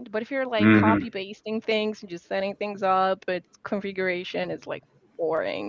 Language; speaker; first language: English; non-native, fluent; Polish